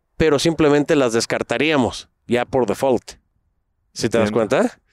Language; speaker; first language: Spanish; native; Spanish